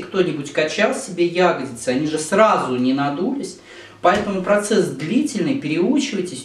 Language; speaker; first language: Russian; native; Russian